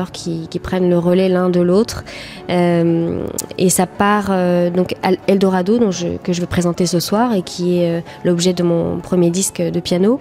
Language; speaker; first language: French; native; French